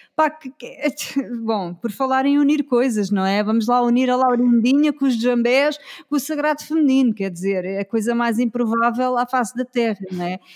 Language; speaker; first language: Portuguese; native; Portuguese